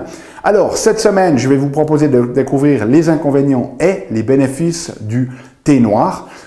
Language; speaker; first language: French; native; French